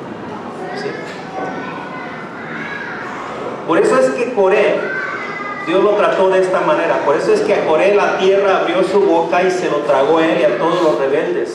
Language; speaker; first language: Spanish; native; Spanish